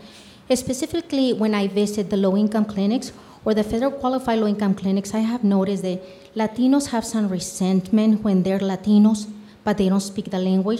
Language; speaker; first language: English; non-native, fluent; Spanish